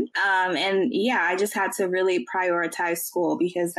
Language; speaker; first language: English; native; English